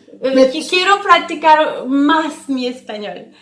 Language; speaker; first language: Spanish; non-native, learner; French